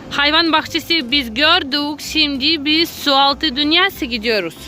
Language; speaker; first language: Turkish; non-native, learner; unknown